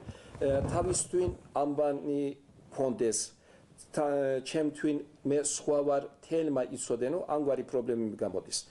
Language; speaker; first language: Georgian; early bilingual, heritage; Turkish